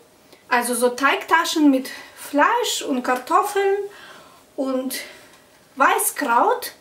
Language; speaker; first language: German; non-native, fluent; Russian